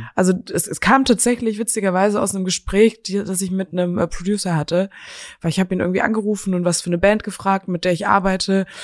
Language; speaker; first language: German; native; German